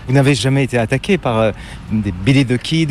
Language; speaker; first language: French; native; French